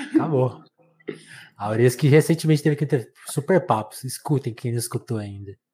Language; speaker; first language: Portuguese; native; Portuguese